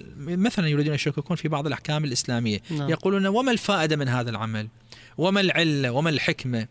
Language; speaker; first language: Arabic; native; Arabic